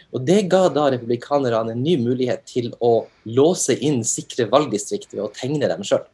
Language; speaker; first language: Norwegian; native; Norwegian